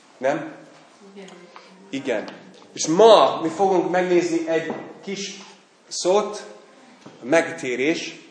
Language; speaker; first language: Hungarian; non-native, fluent; English